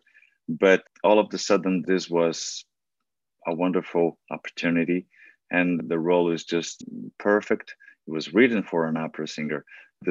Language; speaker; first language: English; non-native, fluent; Portuguese